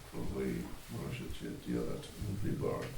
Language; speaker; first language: Russian; non-native, learner; English